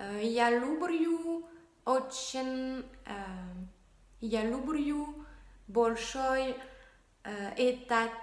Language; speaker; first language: Russian; non-native, learner; French